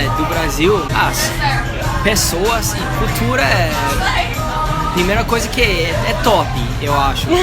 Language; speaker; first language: Portuguese; non-native, learner; English